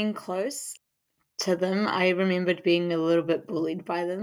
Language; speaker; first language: English; native; English